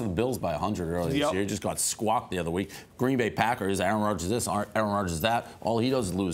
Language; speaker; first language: English; native; English